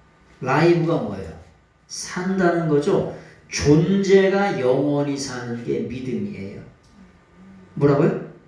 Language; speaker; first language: Korean; native; Korean